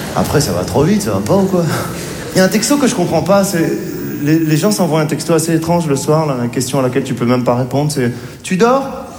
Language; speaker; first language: French; native; French